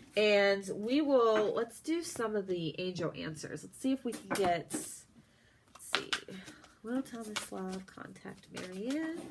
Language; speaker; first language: English; native; English